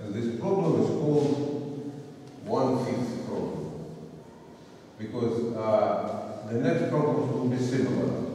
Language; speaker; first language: English; non-native, fluent; Russian